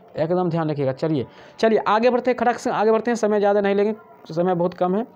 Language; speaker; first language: Hindi; native; Hindi